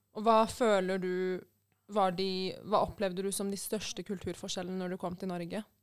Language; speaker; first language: Norwegian; native; Norwegian